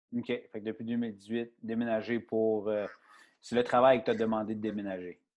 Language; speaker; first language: French; native; French